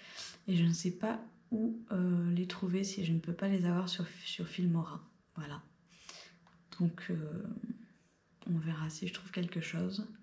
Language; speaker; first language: French; native; French